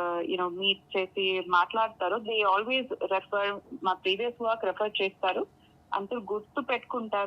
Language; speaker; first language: Telugu; non-native, local second language; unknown